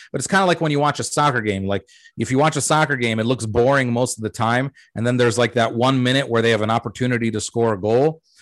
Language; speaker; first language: English; early bilingual, other home language; Arabic